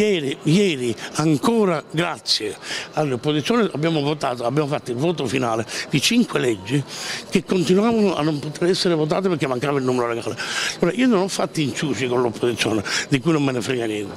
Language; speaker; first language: Italian; native; Italian